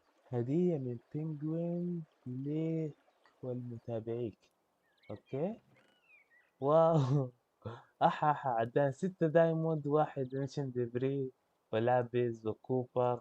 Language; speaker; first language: Arabic; native; Arabic